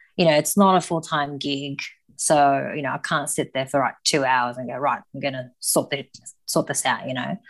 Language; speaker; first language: English; early bilingual, other home language; Japanese